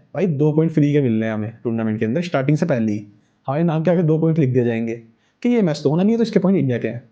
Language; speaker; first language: Hindi; native; Hindi